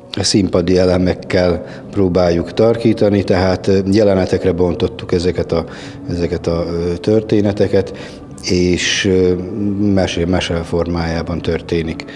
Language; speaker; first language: Hungarian; native; Hungarian